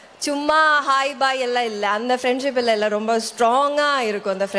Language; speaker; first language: Tamil; non-native, local second language; Malayalam